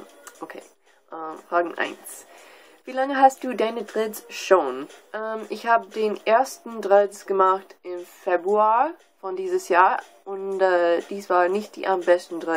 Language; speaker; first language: German; non-native, learner; English